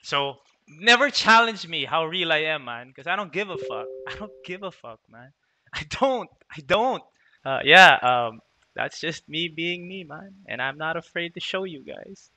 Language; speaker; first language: English; non-native, local second language; Filipino